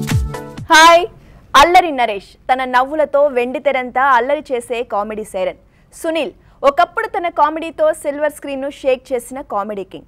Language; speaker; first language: Telugu; native; Telugu